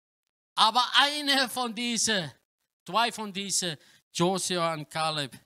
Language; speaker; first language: German; non-native, learner; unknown